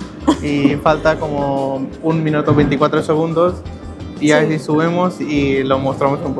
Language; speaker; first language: Spanish; non-native, learner; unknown